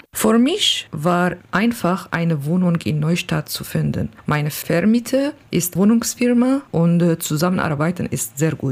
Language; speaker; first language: German; non-native, learner; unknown